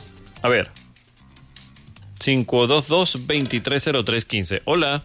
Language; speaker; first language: Spanish; native; Spanish